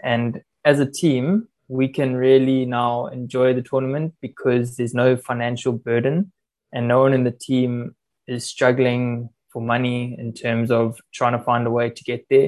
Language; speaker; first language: English; native; English